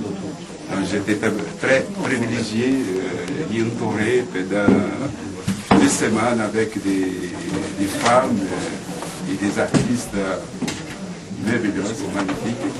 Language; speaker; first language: French; non-native, fluent; Portuguese